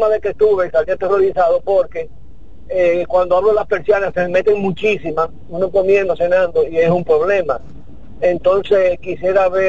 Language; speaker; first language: Spanish; native; Spanish